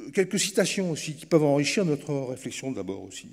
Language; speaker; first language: French; native; French